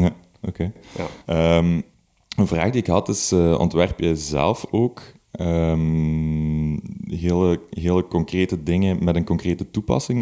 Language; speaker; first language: Dutch; native; Dutch